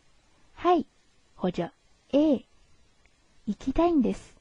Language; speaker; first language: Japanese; non-native, fluent; Chinese